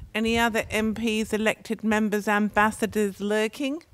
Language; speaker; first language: English; native; English